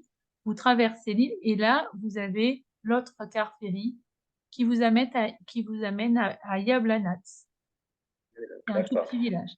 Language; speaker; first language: French; native; French